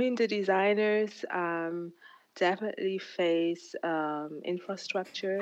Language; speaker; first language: English; non-native, local second language; Ganda